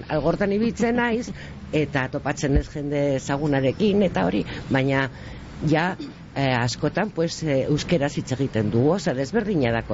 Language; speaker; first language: Basque; non-native, local second language; Spanish